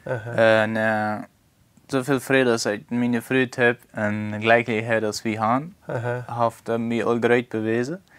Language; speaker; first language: German; non-native, local second language; Plautdietsch